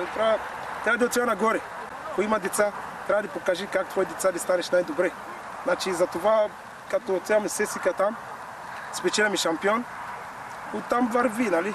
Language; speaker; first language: Bulgarian; non-native, learner; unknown